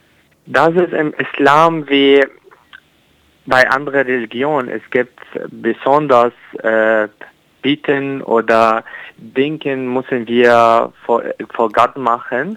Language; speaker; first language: German; non-native, learner; Arabic